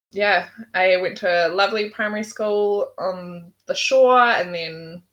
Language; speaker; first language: English; native; English